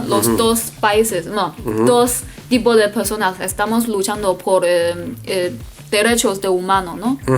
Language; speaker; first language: Spanish; non-native, learner; Chinese